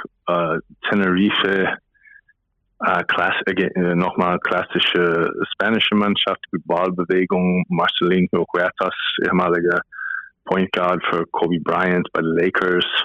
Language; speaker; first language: German; non-native, fluent; English